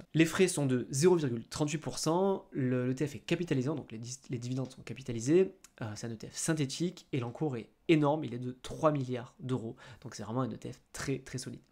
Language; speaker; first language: French; native; French